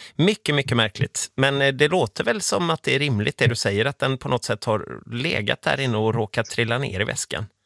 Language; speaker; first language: Swedish; native; Swedish